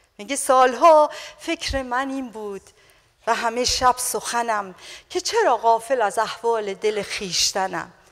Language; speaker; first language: Persian; native; Persian